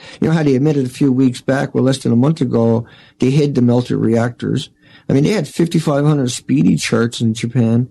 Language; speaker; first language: English; native; English